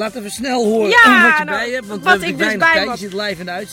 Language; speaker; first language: Dutch; native; Dutch